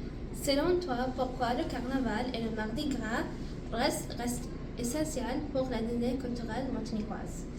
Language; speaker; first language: French; non-native, learner; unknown